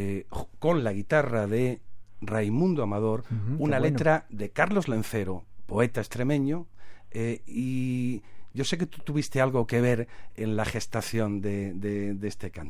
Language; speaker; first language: Spanish; native; Spanish